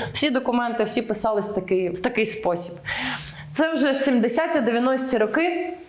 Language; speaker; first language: Ukrainian; early bilingual, heritage; Ukrainian